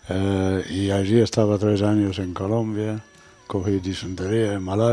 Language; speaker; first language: Spanish; non-native, fluent; English